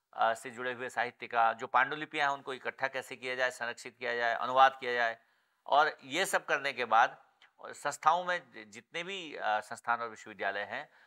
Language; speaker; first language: Hindi; native; Hindi